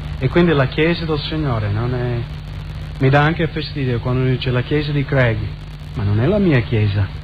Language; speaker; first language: Italian; non-native, fluent; English